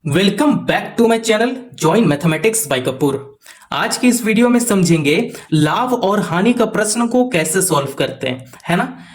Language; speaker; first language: Hindi; native; Hindi